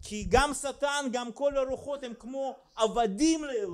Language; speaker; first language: Hebrew; non-native, fluent; Russian